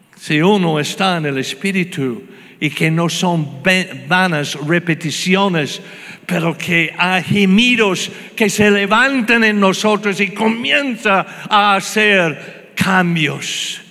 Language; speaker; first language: Spanish; non-native, fluent; English